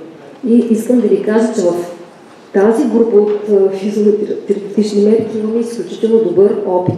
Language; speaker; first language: Bulgarian; native; Bulgarian